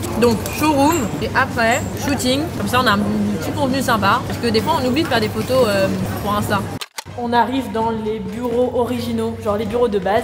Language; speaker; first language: French; native; French